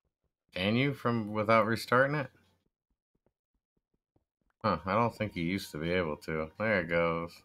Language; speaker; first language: English; native; English